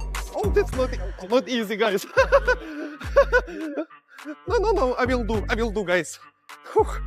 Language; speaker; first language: English; non-native, learner; Russian